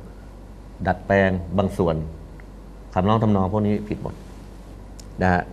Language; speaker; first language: Thai; native; Thai